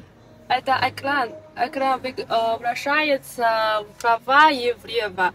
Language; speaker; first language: Russian; non-native, learner; Chinese